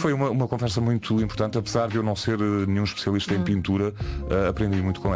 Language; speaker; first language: Portuguese; native; Portuguese